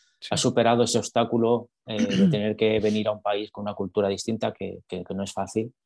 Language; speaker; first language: Spanish; native; Spanish